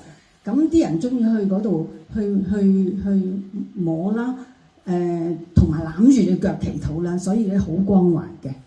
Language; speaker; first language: Cantonese; native; Cantonese